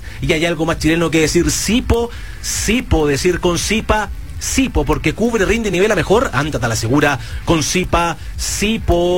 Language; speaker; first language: Spanish; native; Spanish